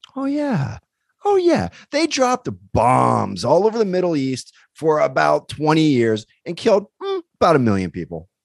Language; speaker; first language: English; native; English